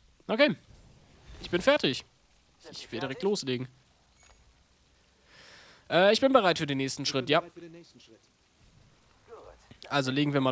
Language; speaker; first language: German; native; German